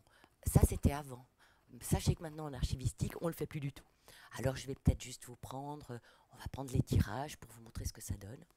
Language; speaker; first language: French; native; French